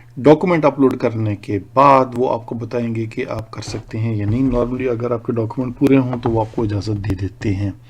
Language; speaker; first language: Urdu; native; Urdu